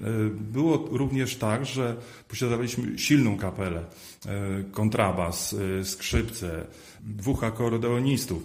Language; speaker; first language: Polish; native; Polish